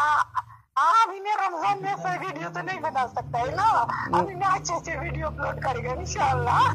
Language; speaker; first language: Hindi; non-native, local second language; Pashto